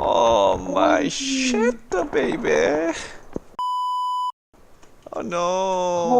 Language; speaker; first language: English; non-native, learner; Korean